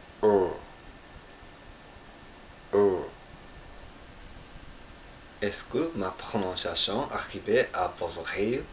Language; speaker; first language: French; non-native, learner; Japanese